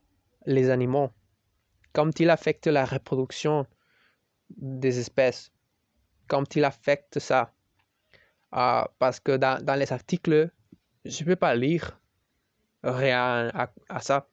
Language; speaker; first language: French; non-native, learner; Spanish